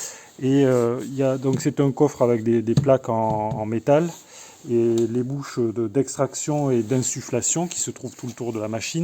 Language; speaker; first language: French; native; French